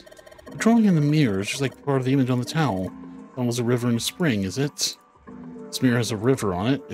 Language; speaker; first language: English; native; English